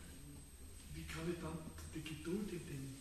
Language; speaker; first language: German; native; German